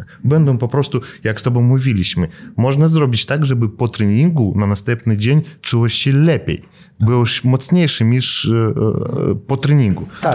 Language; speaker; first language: Polish; non-native, fluent; Russian